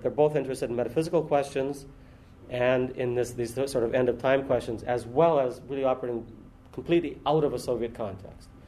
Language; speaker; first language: English; native; English